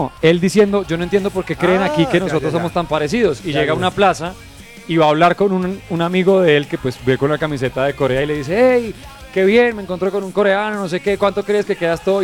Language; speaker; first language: Spanish; native; Spanish